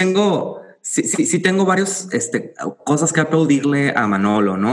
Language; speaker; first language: Spanish; native; Spanish